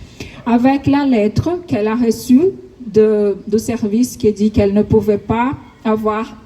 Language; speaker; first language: French; non-native, fluent; Portuguese